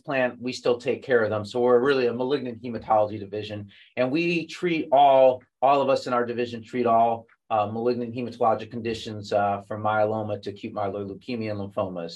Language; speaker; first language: English; native; English